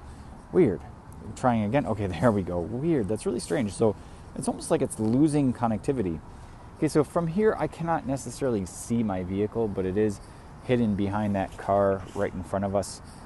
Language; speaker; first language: English; native; English